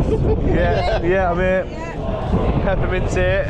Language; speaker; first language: English; native; English